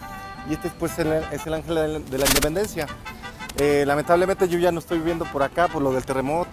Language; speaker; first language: Spanish; native; Spanish